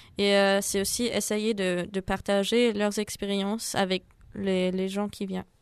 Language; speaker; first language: French; non-native, fluent; German